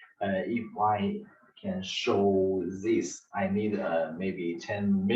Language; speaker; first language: English; non-native, learner; Chinese